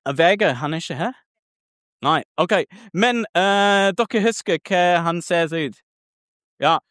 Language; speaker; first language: Norwegian; non-native, learner; English